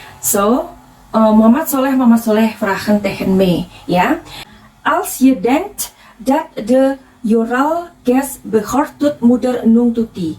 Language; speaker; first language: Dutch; non-native, learner; Indonesian